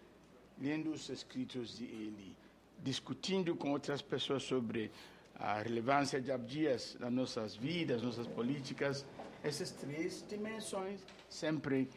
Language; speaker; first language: Portuguese; non-native, fluent; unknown